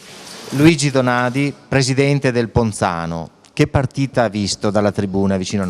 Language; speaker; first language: Italian; native; Italian